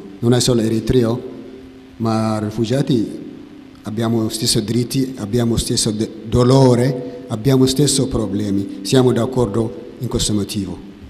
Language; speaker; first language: Italian; non-native, learner; Tigrinya